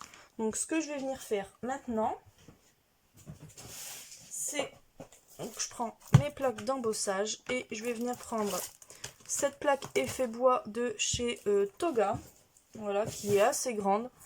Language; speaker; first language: French; native; French